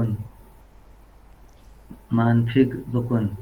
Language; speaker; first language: Persian; non-native, learner; Urdu